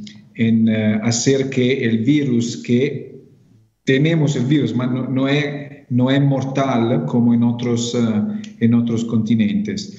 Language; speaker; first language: Spanish; non-native, fluent; Italian